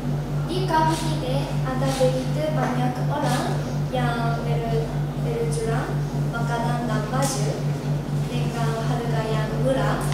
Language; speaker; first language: Indonesian; non-native, learner; Japanese